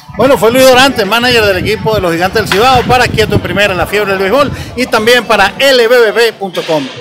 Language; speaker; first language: Spanish; native; Spanish